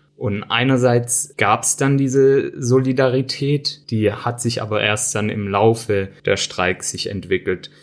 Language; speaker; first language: German; early bilingual, other home language; Turkish